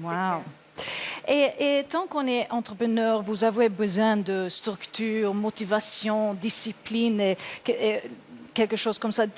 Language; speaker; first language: French; non-native, learner; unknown